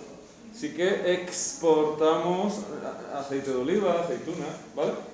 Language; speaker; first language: Spanish; native; Spanish